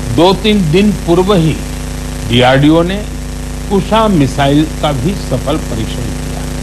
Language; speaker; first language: Hindi; non-native, local second language; Gujarati